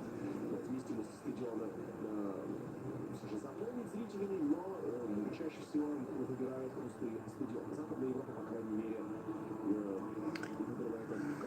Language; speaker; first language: Russian; native; Russian